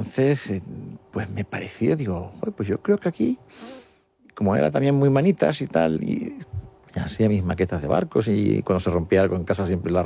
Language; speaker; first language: Spanish; native; Spanish